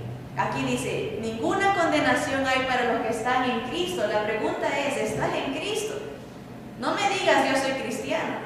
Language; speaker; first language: Spanish; native; Spanish